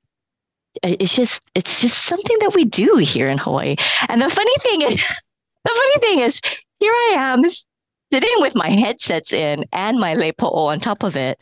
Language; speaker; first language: English; early bilingual, other home language; Cantonese